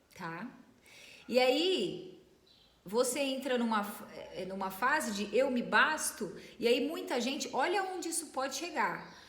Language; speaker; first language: Portuguese; native; Portuguese